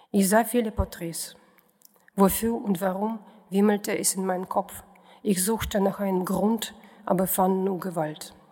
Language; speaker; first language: German; non-native, fluent; Russian